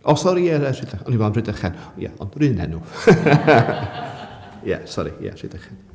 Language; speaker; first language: Welsh; native; Welsh